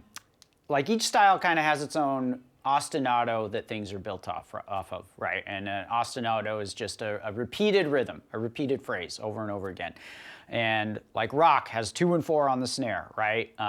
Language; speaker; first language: English; native; English